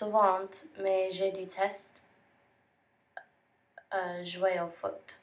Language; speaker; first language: French; non-native, learner; English